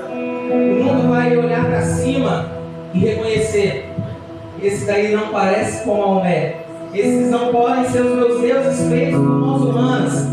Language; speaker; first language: Portuguese; native; Portuguese